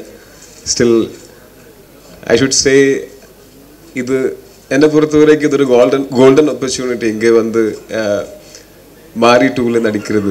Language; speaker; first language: Tamil; non-native, learner; Malayalam